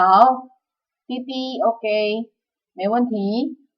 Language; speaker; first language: Chinese; non-native, fluent; Indonesian